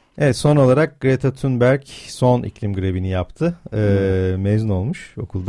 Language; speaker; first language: Turkish; native; Turkish